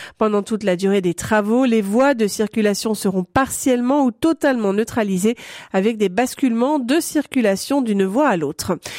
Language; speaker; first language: French; native; French